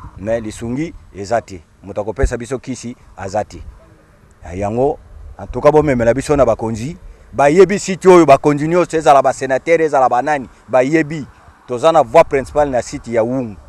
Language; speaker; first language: Lingala; non-native, local second language; Kongo